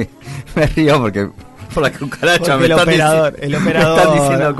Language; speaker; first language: Spanish; native; Spanish